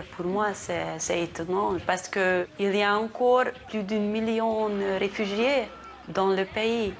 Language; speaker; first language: French; non-native, fluent; Hungarian